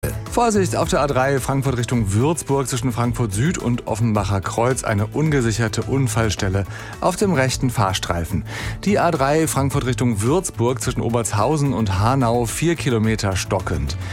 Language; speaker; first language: German; native; German